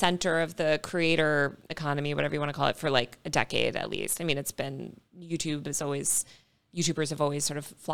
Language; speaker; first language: English; native; English